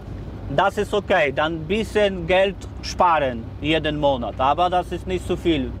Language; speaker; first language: German; non-native, learner; Polish